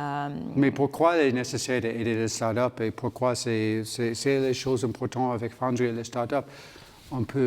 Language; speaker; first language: French; non-native, learner; English